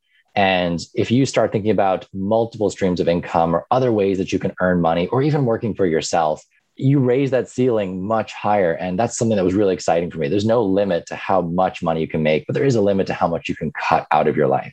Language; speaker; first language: English; native; English